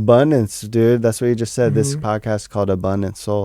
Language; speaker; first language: English; native; English